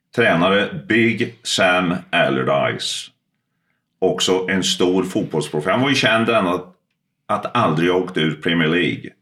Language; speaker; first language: Swedish; early bilingual, other home language; Finnish